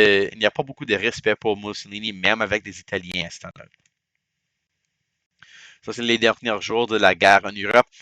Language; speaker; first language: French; non-native, local second language; English